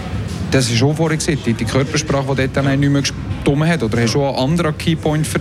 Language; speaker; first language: German; native; German